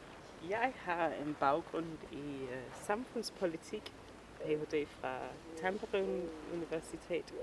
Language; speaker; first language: Danish; non-native, fluent; English